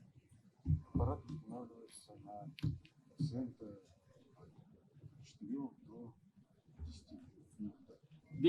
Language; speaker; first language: Russian; native; Russian